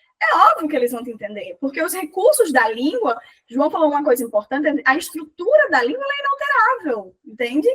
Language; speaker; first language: Portuguese; native; Portuguese